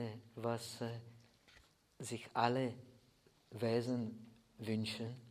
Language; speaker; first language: German; non-native, fluent; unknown